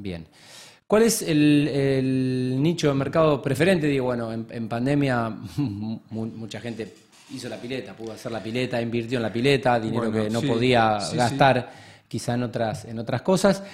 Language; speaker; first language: Spanish; native; Spanish